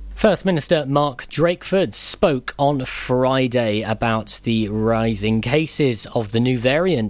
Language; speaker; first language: English; native; English